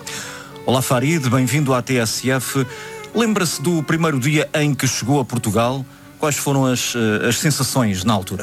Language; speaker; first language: Portuguese; native; Portuguese